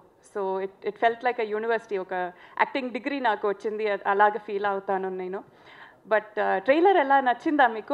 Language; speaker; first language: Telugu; non-native, local second language; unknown